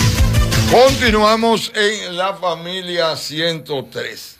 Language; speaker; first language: Spanish; native; Spanish